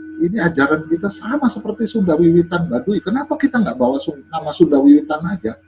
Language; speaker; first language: Indonesian; native; Indonesian